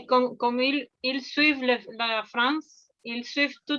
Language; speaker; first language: French; non-native, fluent; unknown